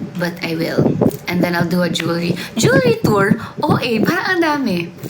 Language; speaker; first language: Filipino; non-native, local second language; Cebuano